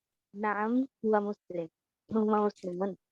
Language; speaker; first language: Arabic; non-native, learner; Urdu